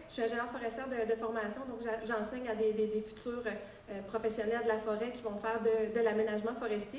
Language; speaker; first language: French; native; French